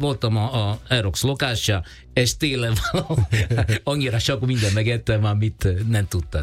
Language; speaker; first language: Hungarian; non-native, fluent; Italian